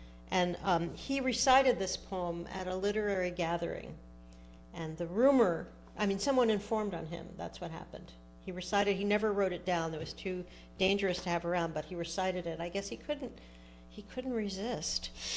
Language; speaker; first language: English; native; English